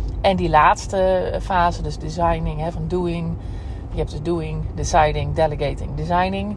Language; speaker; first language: Dutch; native; Dutch